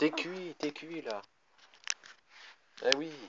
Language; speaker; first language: French; native; French